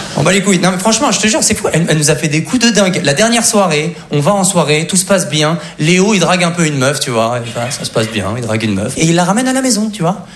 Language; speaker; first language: French; native; French